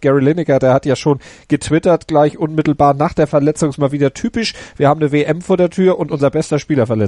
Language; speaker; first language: German; native; German